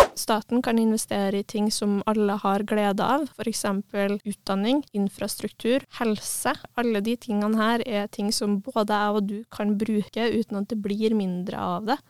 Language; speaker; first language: Norwegian; native; Norwegian